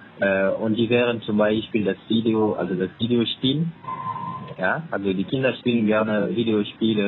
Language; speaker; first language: German; non-native, fluent; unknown